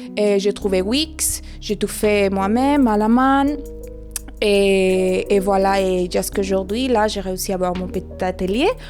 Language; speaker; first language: French; non-native, fluent; Spanish